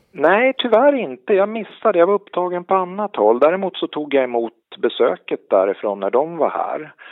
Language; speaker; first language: Swedish; native; Swedish